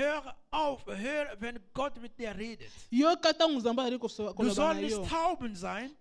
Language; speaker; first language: German; non-native, learner; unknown